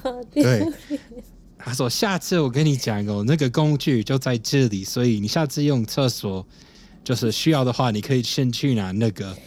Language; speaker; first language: Chinese; non-native, fluent; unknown